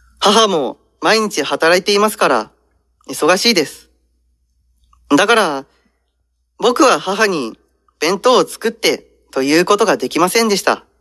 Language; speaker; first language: Japanese; non-native, fluent; Indonesian